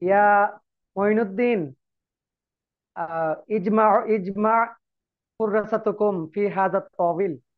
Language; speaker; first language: Arabic; non-native, learner; Bangla